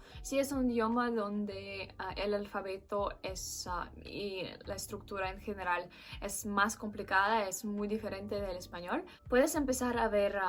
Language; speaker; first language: Spanish; non-native, fluent; Russian